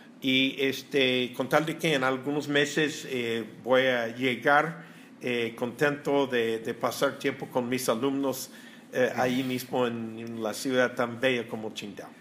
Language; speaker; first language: Spanish; non-native, fluent; English